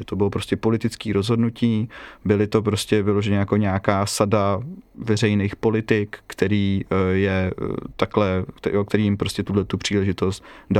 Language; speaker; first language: Czech; native; Czech